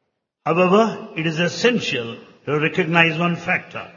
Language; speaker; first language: English; non-native, local second language; Telugu